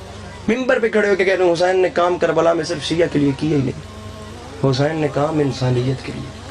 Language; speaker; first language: Urdu; native; Urdu